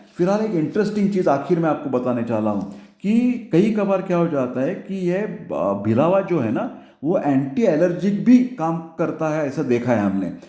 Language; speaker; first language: Hindi; non-native, local second language; Marathi